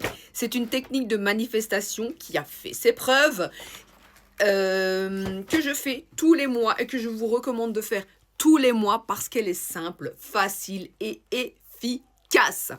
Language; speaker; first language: French; native; French